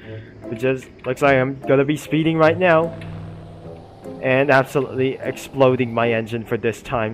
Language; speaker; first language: English; non-native, learner; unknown